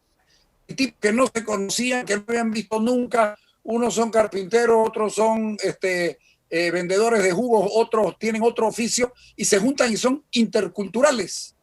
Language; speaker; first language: Spanish; native; Spanish